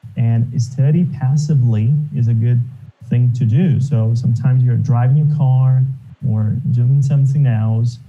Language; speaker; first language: English; non-native, fluent; Portuguese